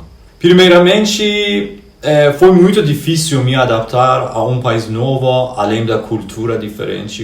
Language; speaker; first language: Portuguese; non-native, fluent; Persian